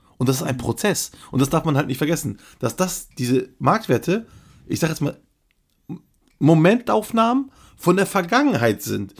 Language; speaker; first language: German; early bilingual, other home language; Turkish